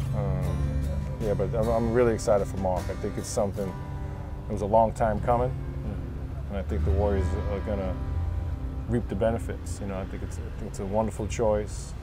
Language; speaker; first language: English; native; English